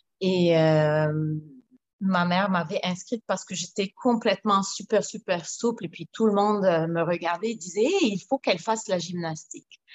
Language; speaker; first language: French; non-native, local second language; Arabic